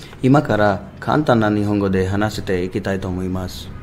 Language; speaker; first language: Japanese; non-native, learner; Hindi